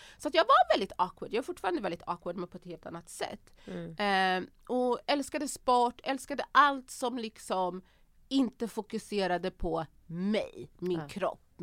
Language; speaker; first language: Swedish; early bilingual, other home language; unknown